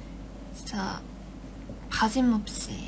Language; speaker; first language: Korean; non-native, learner; Japanese